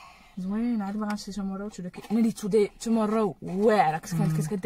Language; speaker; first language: Arabic; native; Arabic